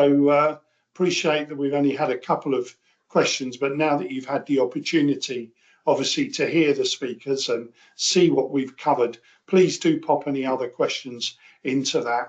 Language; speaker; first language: English; native; English